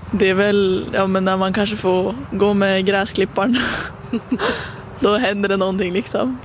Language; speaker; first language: Swedish; native; Swedish